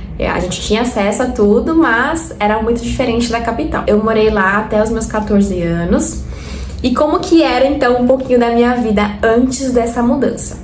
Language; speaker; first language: Portuguese; non-native, fluent; Spanish